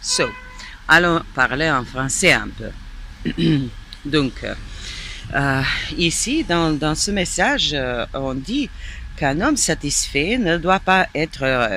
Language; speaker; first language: French; non-native, fluent; Serbian